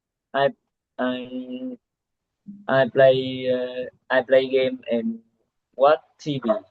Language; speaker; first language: English; non-native, learner; Vietnamese